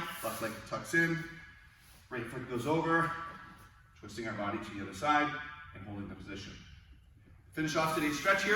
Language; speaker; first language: English; native; English